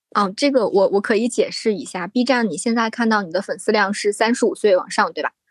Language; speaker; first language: Chinese; native; Chinese